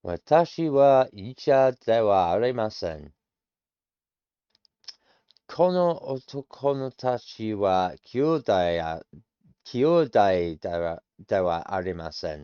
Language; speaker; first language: Japanese; non-native, learner; English